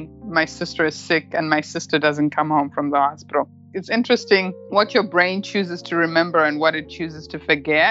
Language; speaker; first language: English; non-native, local second language; Shona